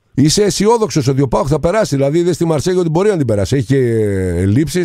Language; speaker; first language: Greek; native; Greek